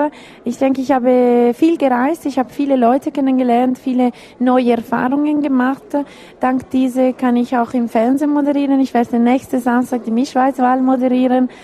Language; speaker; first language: German; non-native, local second language; Italian